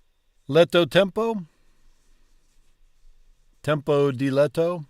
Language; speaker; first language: Italian; non-native, learner; English